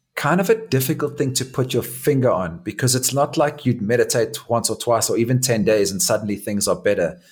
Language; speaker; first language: English; native; English